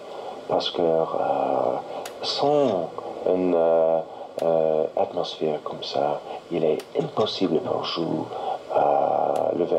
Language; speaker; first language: French; non-native, learner; English